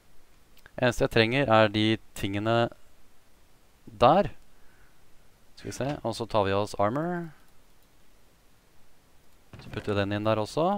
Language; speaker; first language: Norwegian; native; Norwegian